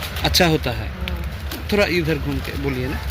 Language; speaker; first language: Hindi; non-native, local second language; Bangla